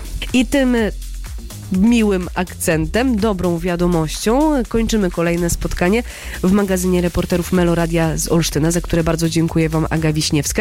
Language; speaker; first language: Polish; native; Polish